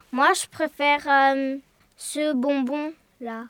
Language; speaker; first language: French; native; French